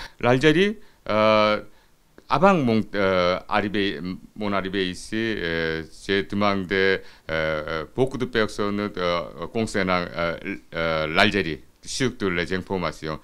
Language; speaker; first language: French; non-native, fluent; Korean